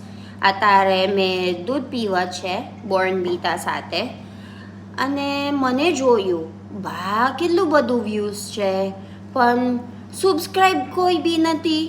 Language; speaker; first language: Gujarati; non-native, learner; Filipino